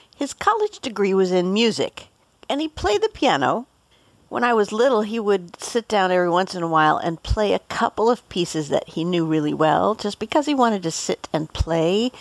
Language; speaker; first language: English; native; English